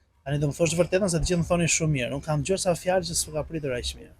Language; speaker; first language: Albanian; native; Albanian